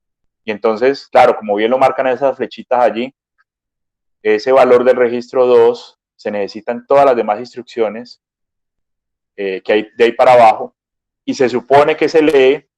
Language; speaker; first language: Spanish; native; Spanish